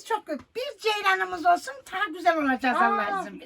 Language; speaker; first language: Turkish; native; Turkish